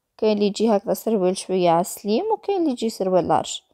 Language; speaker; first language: Arabic; native; Arabic